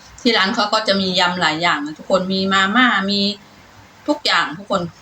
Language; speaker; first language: Thai; native; Thai